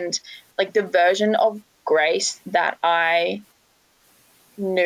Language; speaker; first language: English; native; English